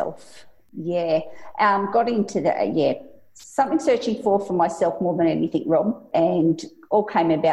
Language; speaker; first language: English; native; English